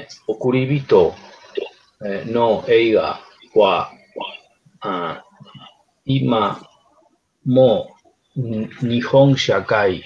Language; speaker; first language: Japanese; non-native, learner; Spanish